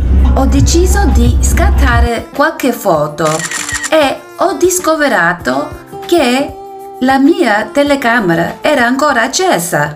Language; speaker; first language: Italian; non-native, learner; English